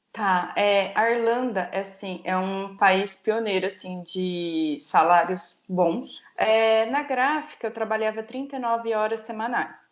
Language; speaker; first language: Portuguese; native; Portuguese